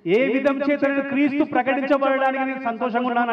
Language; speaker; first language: Telugu; native; Telugu